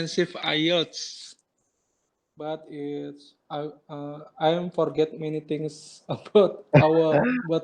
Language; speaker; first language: English; non-native, learner; Indonesian